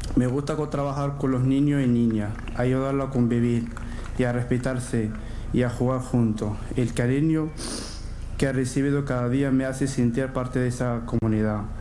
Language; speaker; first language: Spanish; non-native, learner; Arabic